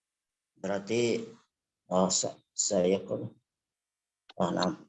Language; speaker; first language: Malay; non-native, local second language; Indonesian